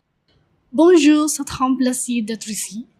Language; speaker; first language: French; non-native, learner; Spanish